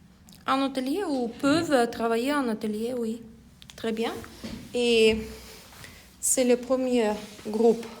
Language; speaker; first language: French; non-native, fluent; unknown